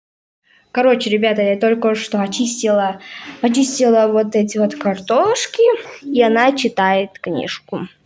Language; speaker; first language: Russian; non-native, local second language; Kazakh